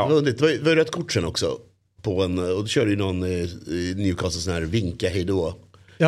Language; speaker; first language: Swedish; native; Swedish